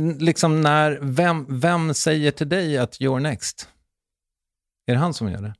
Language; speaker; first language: Swedish; native; Swedish